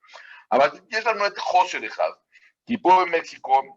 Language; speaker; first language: Hebrew; non-native, fluent; Spanish